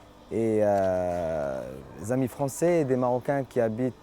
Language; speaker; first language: French; non-native, local second language; Arabic